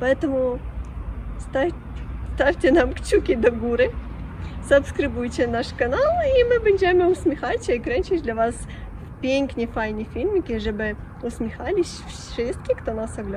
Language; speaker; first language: Polish; non-native, learner; Russian